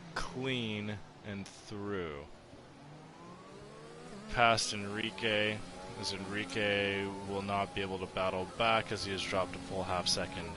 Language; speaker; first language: English; native; English